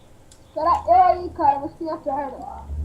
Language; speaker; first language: Portuguese; native; Portuguese